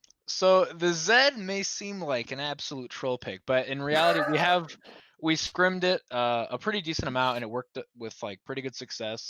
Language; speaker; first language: English; native; English